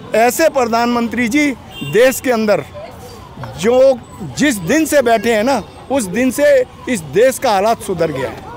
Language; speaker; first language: Hindi; native; Hindi